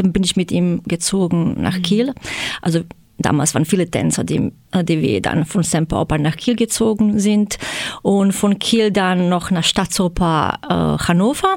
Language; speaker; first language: German; non-native, fluent; Croatian